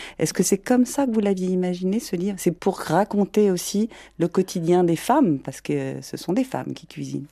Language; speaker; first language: French; native; French